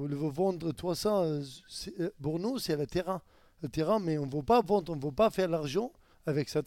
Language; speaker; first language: French; non-native, learner; Arabic